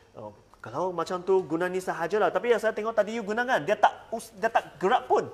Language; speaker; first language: Malay; non-native, local second language; Chinese